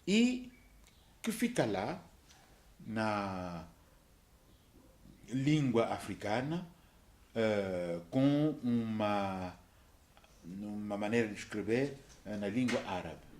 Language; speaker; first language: Portuguese; non-native, fluent; French